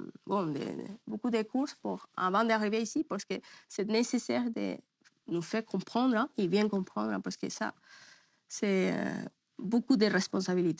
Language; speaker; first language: French; non-native, learner; Spanish